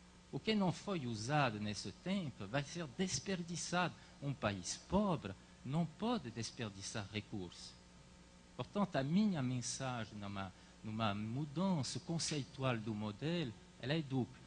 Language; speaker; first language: Portuguese; non-native, fluent; French